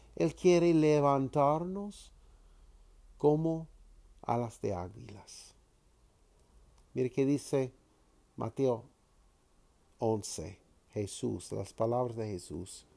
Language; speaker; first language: Spanish; non-native, fluent; English